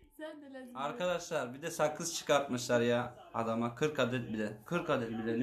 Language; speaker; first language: Turkish; native; Turkish